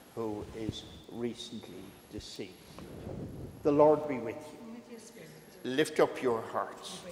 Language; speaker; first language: English; native; English